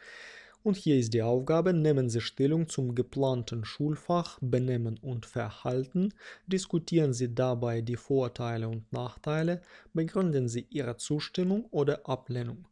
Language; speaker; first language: German; non-native, fluent; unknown